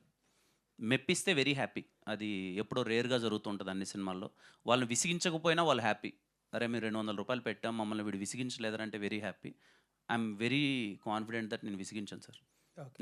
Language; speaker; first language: Telugu; native; Telugu